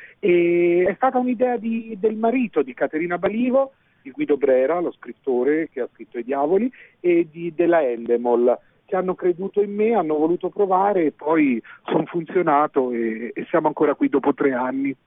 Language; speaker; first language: Italian; native; Italian